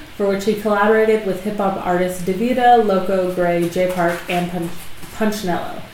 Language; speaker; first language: English; native; English